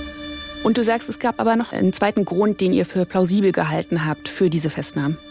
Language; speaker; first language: German; native; German